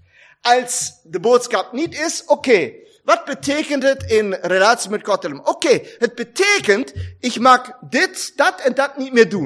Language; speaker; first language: German; non-native, learner; Dutch